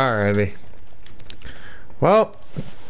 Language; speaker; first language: English; native; English